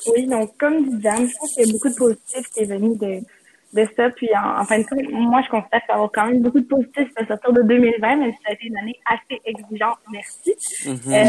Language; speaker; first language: French; native; French